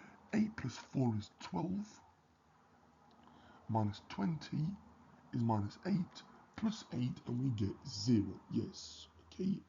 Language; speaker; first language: English; native; English